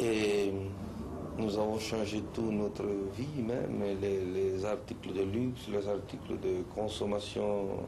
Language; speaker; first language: French; non-native, fluent; Spanish